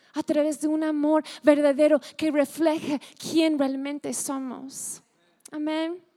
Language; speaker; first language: Spanish; non-native, fluent; English